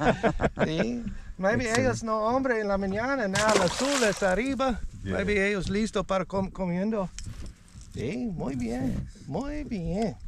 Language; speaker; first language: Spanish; non-native, learner; English